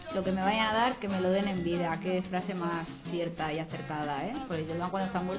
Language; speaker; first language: Spanish; native; Spanish